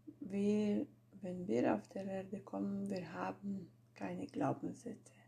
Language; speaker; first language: German; non-native, fluent; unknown